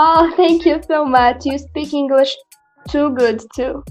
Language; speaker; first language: English; non-native, learner; Portuguese